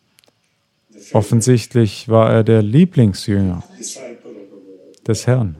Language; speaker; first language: German; non-native, fluent; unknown